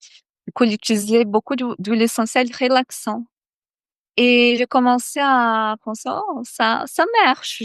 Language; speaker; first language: French; non-native, fluent; Portuguese